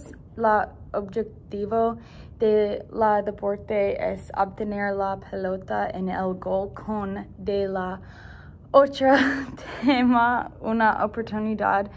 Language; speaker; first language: Spanish; non-native, learner; English